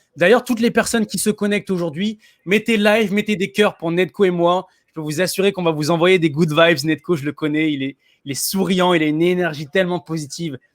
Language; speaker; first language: French; native; French